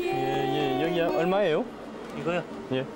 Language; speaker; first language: Korean; non-native, learner; French